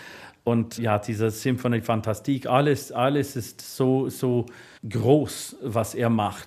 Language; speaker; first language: German; non-native, fluent; English